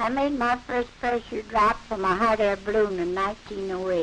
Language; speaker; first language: English; native; English